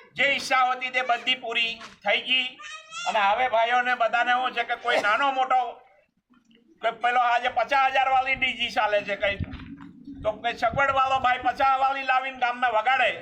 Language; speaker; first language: Gujarati; non-native, local second language; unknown